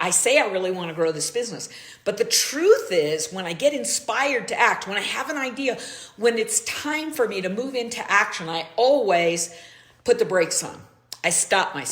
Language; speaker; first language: English; native; English